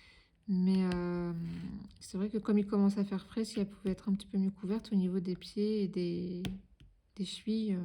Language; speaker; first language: French; native; French